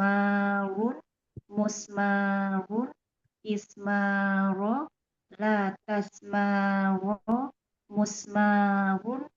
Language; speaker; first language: Arabic; non-native, learner; Indonesian